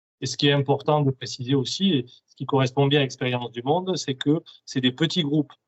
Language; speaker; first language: French; native; French